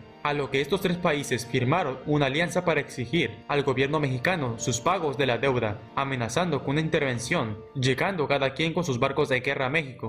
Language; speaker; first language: Spanish; native; Spanish